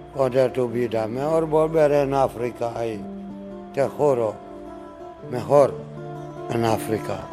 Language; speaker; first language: Spanish; non-native, learner; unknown